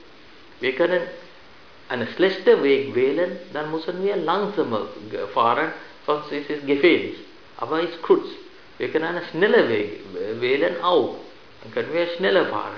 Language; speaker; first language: German; non-native, fluent; Sinhala